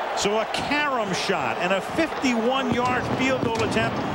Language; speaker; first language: English; native; English